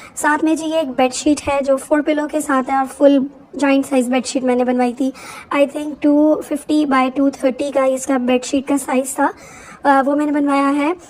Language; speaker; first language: Urdu; native; Urdu